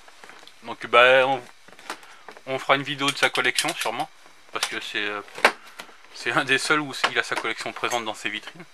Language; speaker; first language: French; native; French